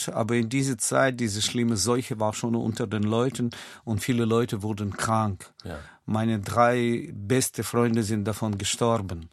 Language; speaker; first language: German; non-native, fluent; Russian